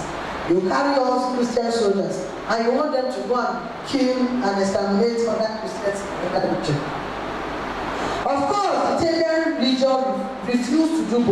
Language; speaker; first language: English; non-native, local second language; Yoruba